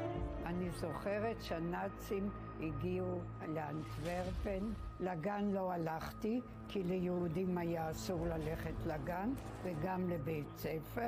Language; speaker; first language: Hebrew; non-native, fluent; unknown